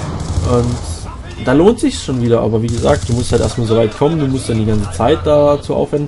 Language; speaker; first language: German; native; German